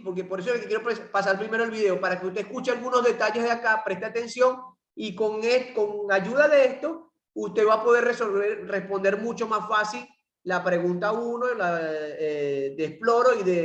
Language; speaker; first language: Spanish; native; Spanish